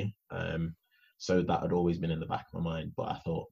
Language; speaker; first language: English; native; English